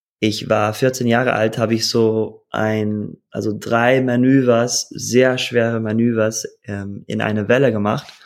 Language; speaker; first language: German; early bilingual, heritage; German